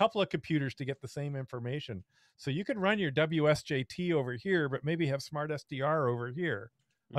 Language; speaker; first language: English; native; English